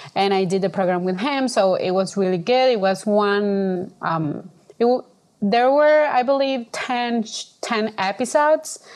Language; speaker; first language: English; non-native, fluent; Spanish